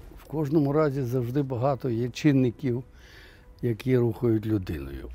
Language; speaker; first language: Ukrainian; native; Ukrainian